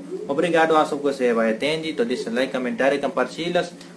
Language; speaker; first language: Portuguese; non-native, learner; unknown